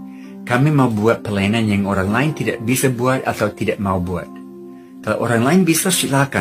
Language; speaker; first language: Indonesian; non-native, fluent; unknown